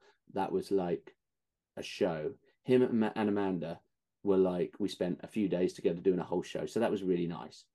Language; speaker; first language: English; native; English